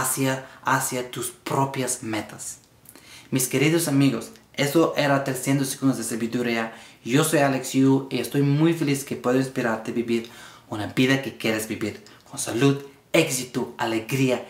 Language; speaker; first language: Spanish; non-native, learner; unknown